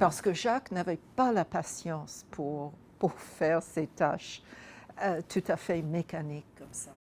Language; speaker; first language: French; non-native, fluent; English